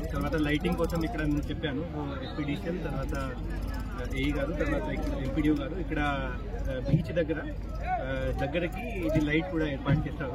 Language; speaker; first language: Telugu; non-native, fluent; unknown